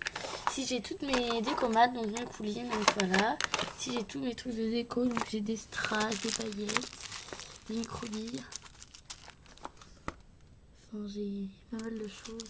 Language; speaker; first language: French; native; French